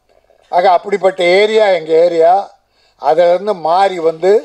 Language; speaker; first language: Tamil; native; Tamil